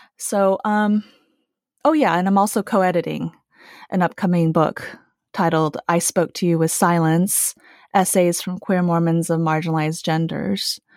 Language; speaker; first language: English; early bilingual, other home language; Chinese